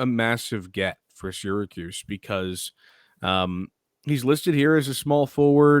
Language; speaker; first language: English; native; English